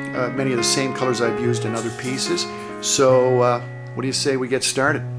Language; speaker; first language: English; native; English